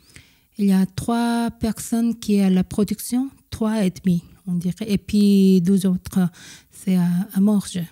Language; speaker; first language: French; non-native, fluent; Korean